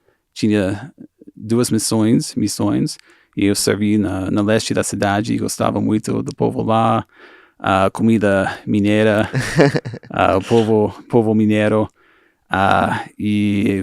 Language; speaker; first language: Portuguese; non-native, fluent; English